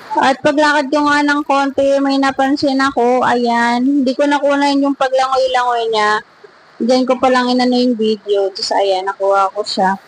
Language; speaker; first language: Filipino; non-native, local second language; Bikol